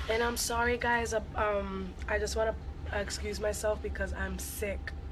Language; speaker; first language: English; early bilingual, other home language; Spanish